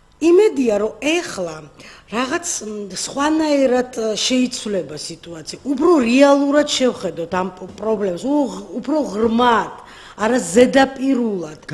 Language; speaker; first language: Georgian; non-native, local second language; Armenian